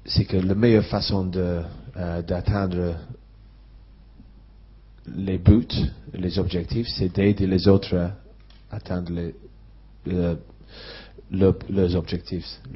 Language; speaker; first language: French; non-native, fluent; English